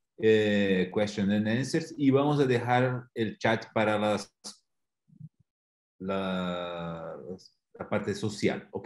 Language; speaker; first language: Spanish; non-native, fluent; Portuguese